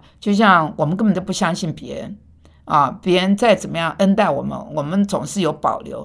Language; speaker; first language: Chinese; non-native, fluent; Korean